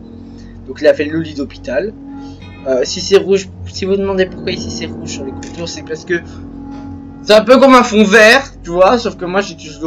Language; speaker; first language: French; native; French